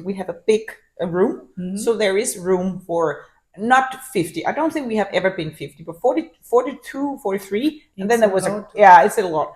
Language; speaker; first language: English; non-native, fluent; Danish